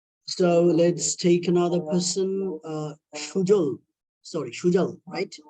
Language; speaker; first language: English; non-native, local second language; Bangla